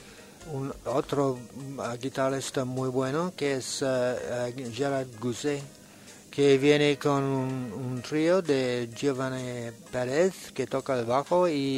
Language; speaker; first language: Spanish; non-native, learner; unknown